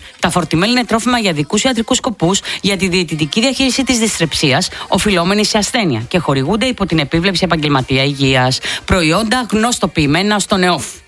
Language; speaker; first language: Greek; native; Greek